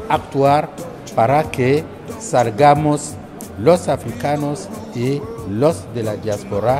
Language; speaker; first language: Spanish; non-native, fluent; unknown